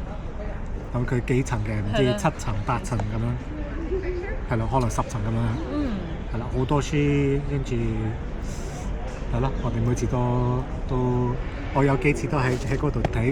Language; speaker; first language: Cantonese; early bilingual, heritage; Cantonese